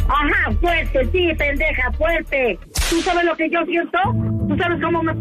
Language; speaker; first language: Spanish; native; Spanish